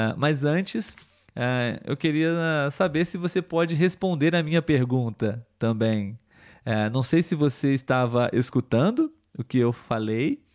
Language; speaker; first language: Portuguese; native; Portuguese